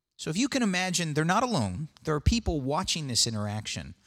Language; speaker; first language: English; native; English